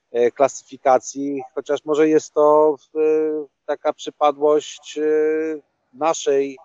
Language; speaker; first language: Polish; native; Polish